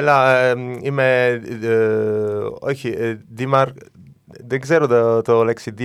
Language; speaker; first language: Greek; non-native, learner; Italian